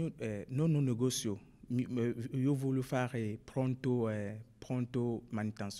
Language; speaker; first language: Italian; non-native, learner; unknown